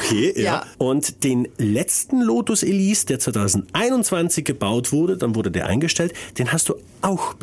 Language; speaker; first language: German; native; German